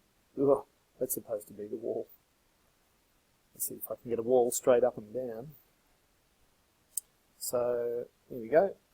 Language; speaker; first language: English; native; English